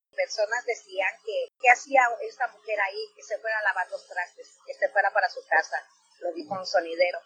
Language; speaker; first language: Spanish; native; Spanish